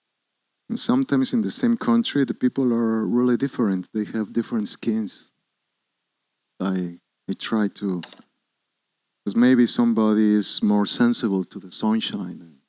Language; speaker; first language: English; non-native, learner; Spanish